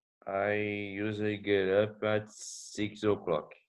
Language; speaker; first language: English; non-native, learner; Portuguese